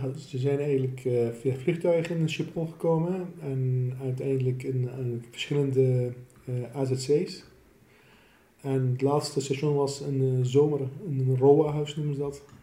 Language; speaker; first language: Dutch; non-native, fluent; Assyrian Neo-Aramaic